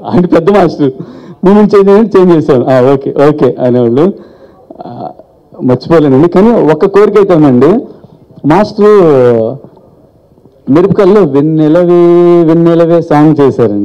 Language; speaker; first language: Telugu; native; Telugu